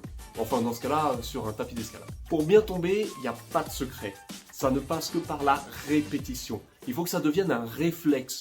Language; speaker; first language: French; native; French